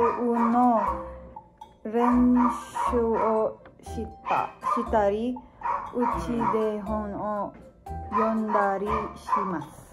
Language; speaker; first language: Japanese; non-native, learner; Filipino